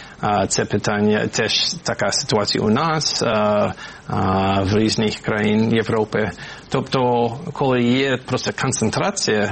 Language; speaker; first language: Ukrainian; non-native, fluent; English